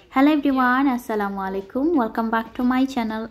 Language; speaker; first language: Bangla; non-native, local second language; Sylheti